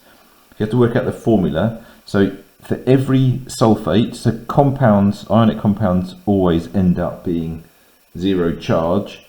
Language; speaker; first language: English; native; English